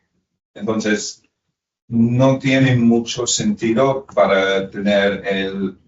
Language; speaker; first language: Spanish; non-native, fluent; English